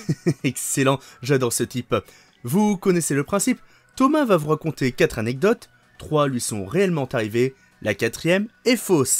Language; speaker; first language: French; native; French